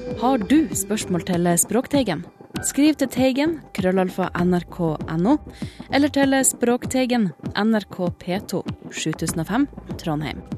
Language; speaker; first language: Norwegian; native; Norwegian